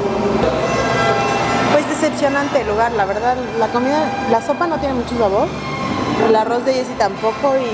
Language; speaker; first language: Spanish; native; Spanish